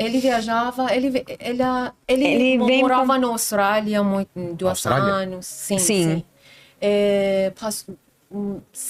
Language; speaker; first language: Portuguese; non-native, learner; Persian